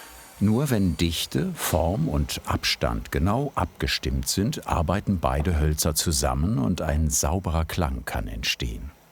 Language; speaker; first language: German; native; German